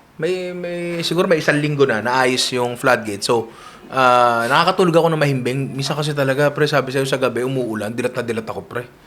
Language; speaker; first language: Filipino; native; Filipino